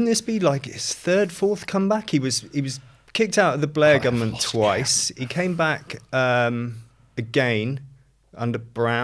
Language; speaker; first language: English; native; English